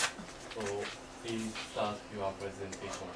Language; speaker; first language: English; non-native, learner; Japanese